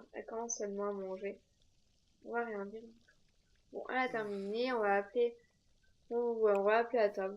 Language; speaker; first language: French; native; French